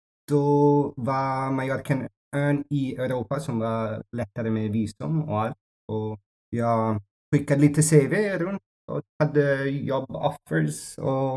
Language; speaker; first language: Swedish; non-native, learner; English